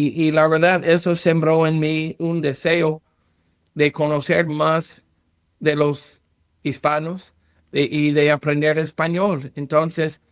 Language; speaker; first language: Spanish; non-native, learner; English